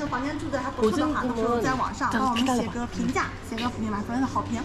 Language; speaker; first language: Chinese; native; Chinese